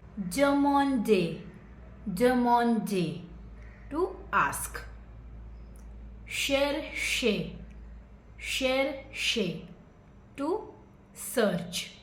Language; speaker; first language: English; non-native, fluent; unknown